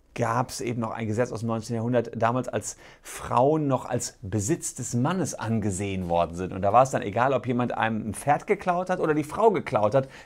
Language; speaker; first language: German; native; German